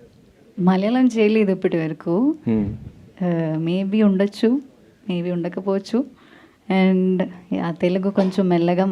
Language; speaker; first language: Telugu; non-native, learner; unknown